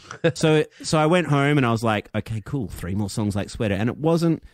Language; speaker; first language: English; native; English